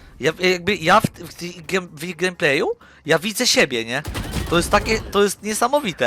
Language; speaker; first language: Polish; native; Polish